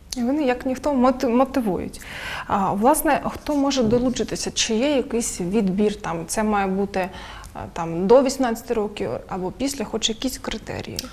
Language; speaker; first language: Ukrainian; non-native, local second language; Russian